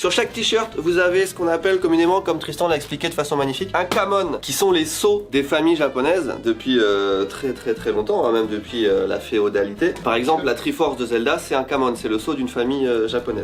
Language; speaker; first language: French; native; French